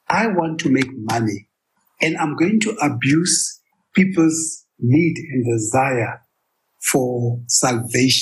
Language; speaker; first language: English; non-native, local second language; Tswana